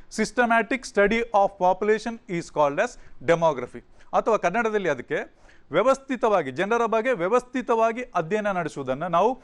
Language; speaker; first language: Kannada; native; Kannada